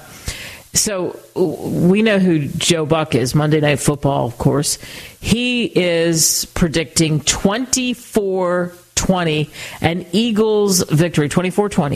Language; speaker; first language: English; native; English